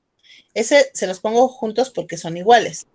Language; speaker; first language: Spanish; native; Spanish